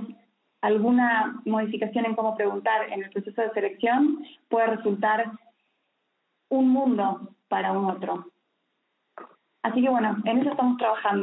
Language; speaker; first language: Spanish; native; Spanish